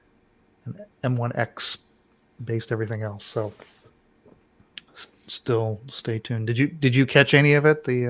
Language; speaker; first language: English; native; English